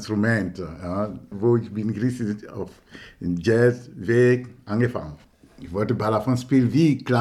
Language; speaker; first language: German; non-native, learner; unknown